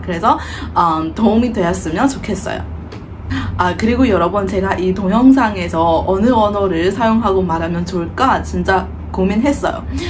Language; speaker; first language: Korean; non-native, fluent; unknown